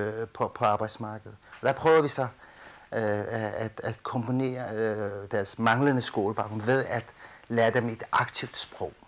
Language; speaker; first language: Danish; early bilingual, other home language; Kurdish